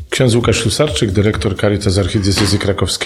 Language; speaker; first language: Polish; native; Polish